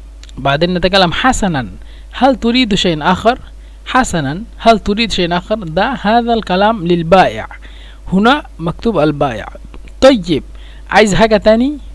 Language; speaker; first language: Arabic; non-native, fluent; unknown